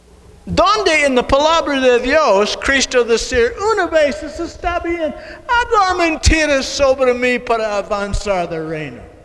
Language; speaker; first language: Spanish; non-native, learner; English